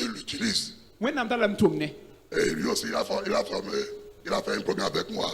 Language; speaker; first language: French; non-native, local second language; Fon